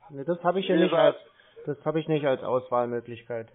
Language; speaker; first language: German; native; German